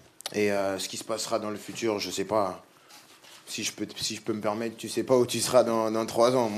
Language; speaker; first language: French; native; French